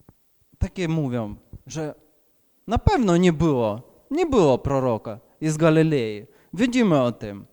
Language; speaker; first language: Polish; non-native, fluent; Ukrainian